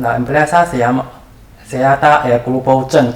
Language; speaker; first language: Spanish; non-native, learner; Chinese